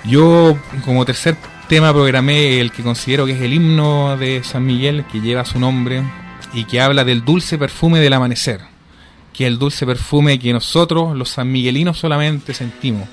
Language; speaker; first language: Spanish; native; Spanish